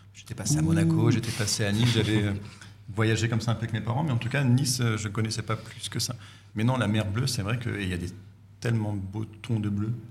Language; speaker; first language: French; native; French